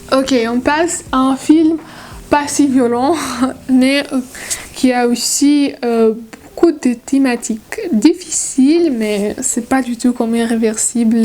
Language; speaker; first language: French; non-native, learner; Russian